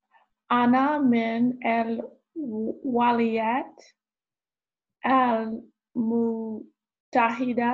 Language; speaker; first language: Arabic; non-native, learner; English